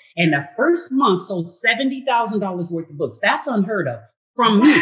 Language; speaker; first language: English; native; English